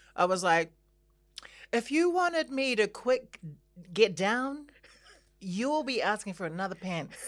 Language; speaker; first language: English; native; English